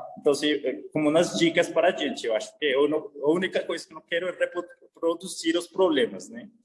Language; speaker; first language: Portuguese; non-native, learner; Spanish